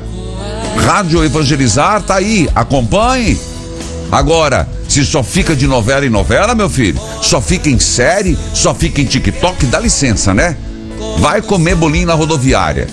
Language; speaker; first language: Portuguese; native; Portuguese